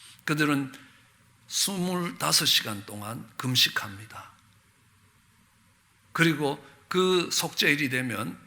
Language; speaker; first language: Korean; native; Korean